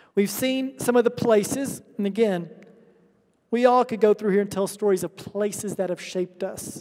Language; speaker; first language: English; native; English